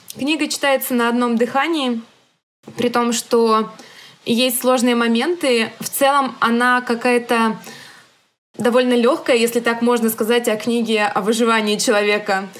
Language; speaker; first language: Russian; native; Russian